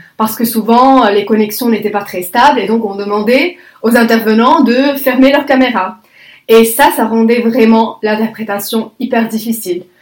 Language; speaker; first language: French; non-native, local second language; Arabic